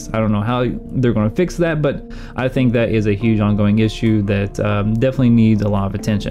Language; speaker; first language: English; native; English